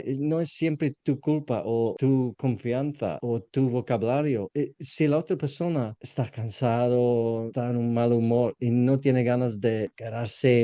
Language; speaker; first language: Spanish; non-native, learner; English